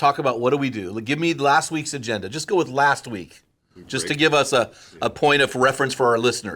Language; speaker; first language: English; native; English